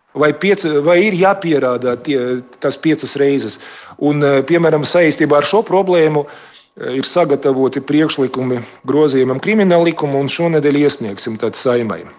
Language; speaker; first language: Latvian; non-native, local second language; Russian